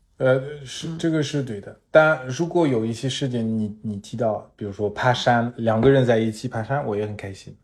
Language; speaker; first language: Chinese; non-native, fluent; French